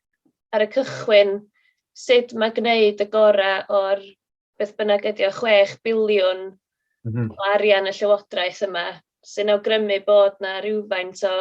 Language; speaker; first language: Welsh; native; Welsh